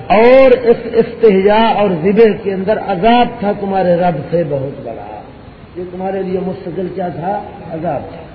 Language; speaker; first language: Urdu; non-native, local second language; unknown